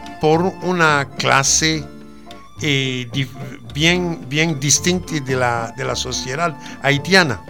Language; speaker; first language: Spanish; non-native, fluent; Haitian Creole